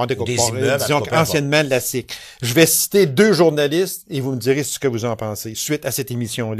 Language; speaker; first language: French; native; French